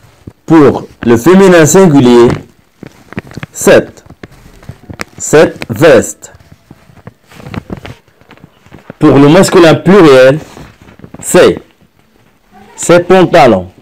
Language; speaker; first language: French; non-native, local second language; Arabic